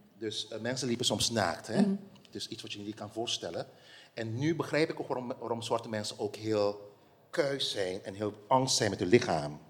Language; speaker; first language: Dutch; non-native, local second language; Papiamento